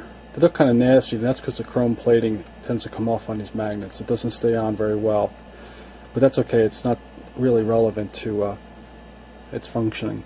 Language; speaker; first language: English; native; English